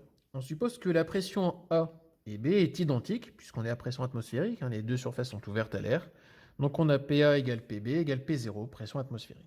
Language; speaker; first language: French; native; French